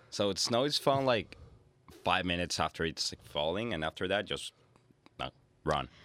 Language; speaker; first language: English; non-native, fluent; Spanish